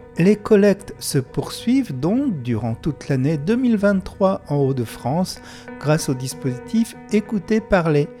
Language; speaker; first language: French; native; French